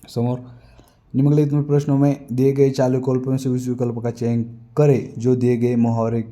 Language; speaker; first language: Hindi; non-native, local second language; Marathi